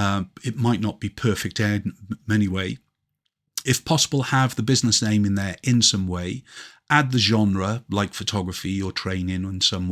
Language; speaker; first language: English; native; English